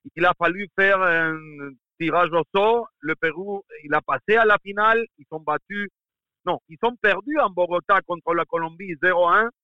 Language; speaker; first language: French; non-native, fluent; Spanish